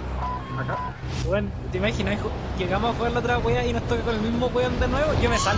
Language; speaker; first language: Spanish; native; Spanish